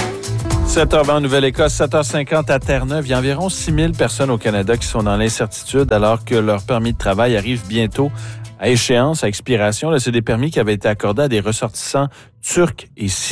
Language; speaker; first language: French; native; French